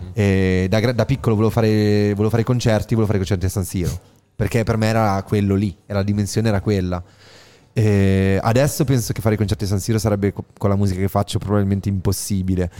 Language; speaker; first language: Italian; native; Italian